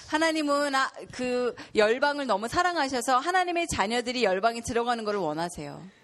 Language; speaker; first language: Korean; native; Korean